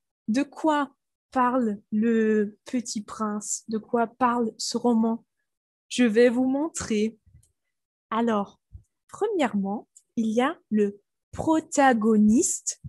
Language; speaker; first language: French; non-native, fluent; German